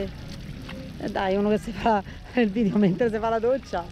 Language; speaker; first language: Italian; native; Italian